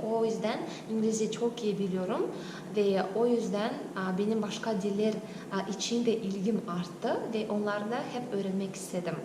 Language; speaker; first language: Turkish; non-native, fluent; Kazakh